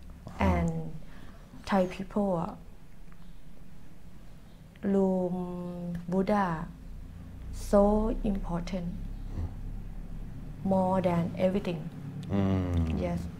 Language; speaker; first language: English; non-native, learner; Thai